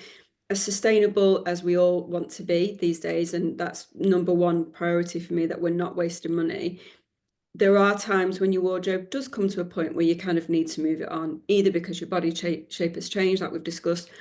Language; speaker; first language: English; native; English